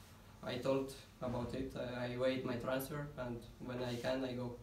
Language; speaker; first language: English; non-native, learner; Russian